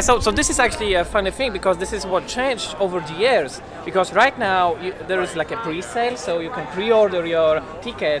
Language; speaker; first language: English; non-native, fluent; Polish